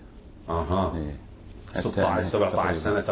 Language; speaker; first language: Arabic; native; Arabic